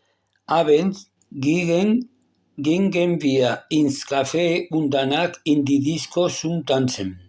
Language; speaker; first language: German; non-native, learner; Spanish